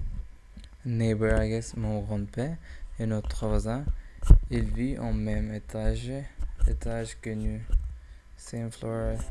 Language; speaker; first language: French; non-native, learner; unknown